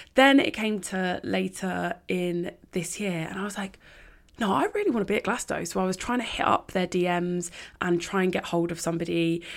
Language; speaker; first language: English; native; English